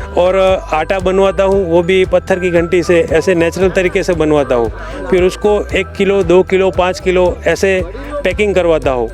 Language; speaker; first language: Hindi; non-native, local second language; Gujarati